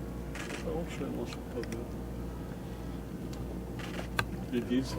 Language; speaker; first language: Russian; non-native, local second language; Tajik